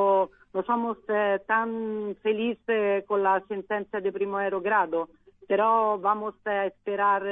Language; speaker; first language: Spanish; non-native, learner; Italian